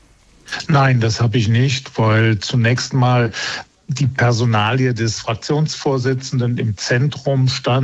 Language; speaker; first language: German; native; German